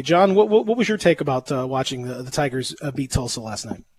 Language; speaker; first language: English; native; English